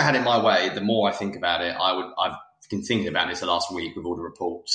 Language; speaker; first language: English; native; English